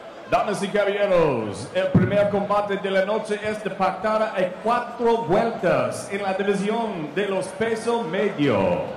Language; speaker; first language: Spanish; early bilingual, heritage; Spanish